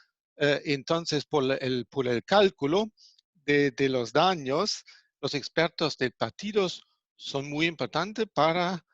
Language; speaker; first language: Spanish; non-native, fluent; German